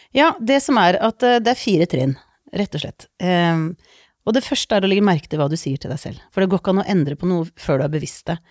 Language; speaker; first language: Norwegian; early bilingual, other home language; Icelandic